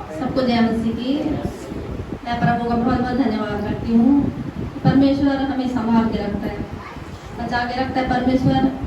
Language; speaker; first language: Hindi; native; Hindi